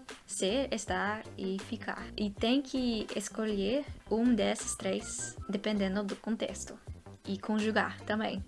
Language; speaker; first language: Portuguese; non-native, fluent; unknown